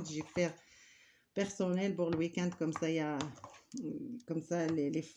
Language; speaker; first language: French; non-native, learner; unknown